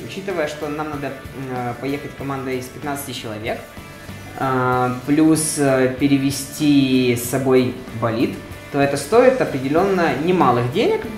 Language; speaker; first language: Russian; non-native, local second language; Ukrainian